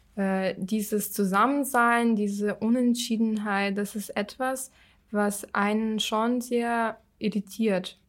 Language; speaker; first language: German; non-native, fluent; Ukrainian